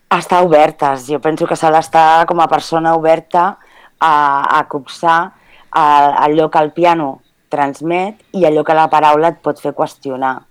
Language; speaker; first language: Catalan; early bilingual, other home language; Spanish